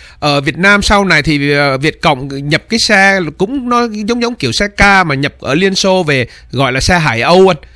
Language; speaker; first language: Vietnamese; native; Vietnamese